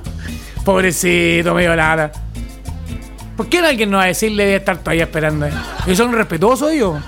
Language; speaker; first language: Spanish; native; Spanish